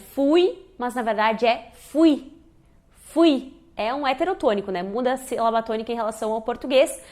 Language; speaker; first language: Portuguese; native; Portuguese